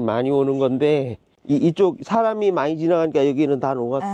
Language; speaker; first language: Korean; native; Korean